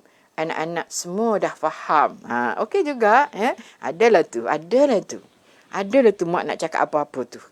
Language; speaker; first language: Malay; native; Malay